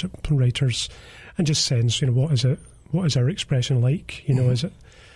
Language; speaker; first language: English; native; English